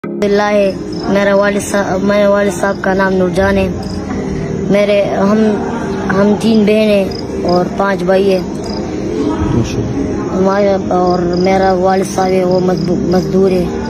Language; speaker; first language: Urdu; non-native, local second language; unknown